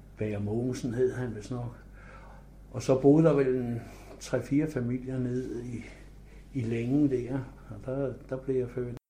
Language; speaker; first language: Danish; native; Danish